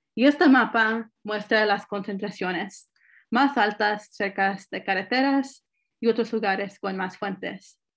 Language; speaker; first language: Spanish; early bilingual, heritage; Spanish